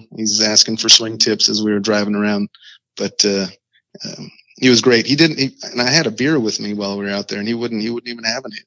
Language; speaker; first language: English; native; English